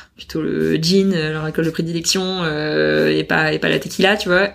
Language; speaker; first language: French; native; French